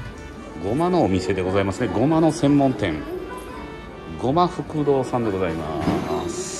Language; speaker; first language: Japanese; native; Japanese